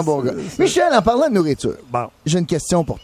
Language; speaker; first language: French; native; French